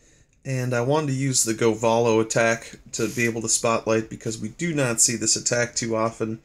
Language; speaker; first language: English; native; English